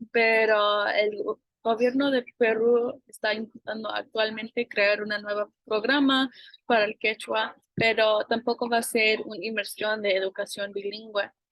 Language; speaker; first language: Spanish; non-native, fluent; English